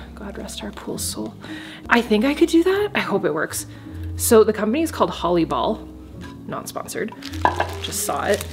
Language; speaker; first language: English; native; English